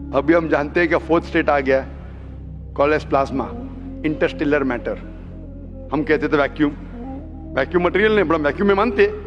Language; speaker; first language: Hindi; non-native, local second language; Konkani